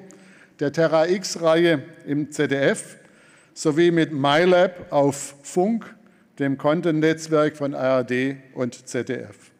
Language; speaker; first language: German; native; German